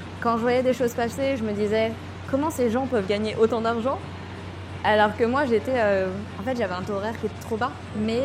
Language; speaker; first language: French; native; French